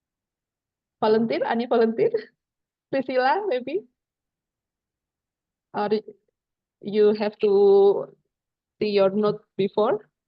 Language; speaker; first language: English; non-native, fluent; Indonesian